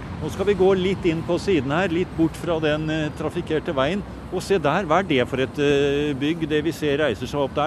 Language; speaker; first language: Norwegian; native; Norwegian